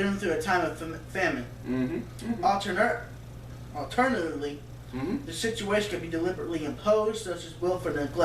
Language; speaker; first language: English; native; English